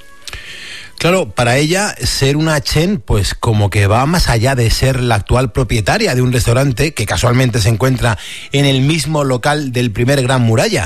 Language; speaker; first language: Spanish; native; Spanish